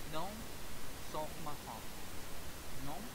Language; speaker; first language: French; non-native, learner; Spanish